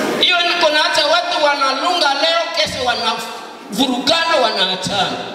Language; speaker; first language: Swahili; non-native, local second language; Nande